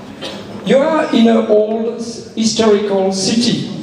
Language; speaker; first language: English; non-native, learner; French